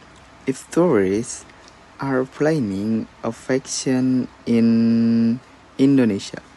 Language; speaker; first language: English; non-native, learner; Indonesian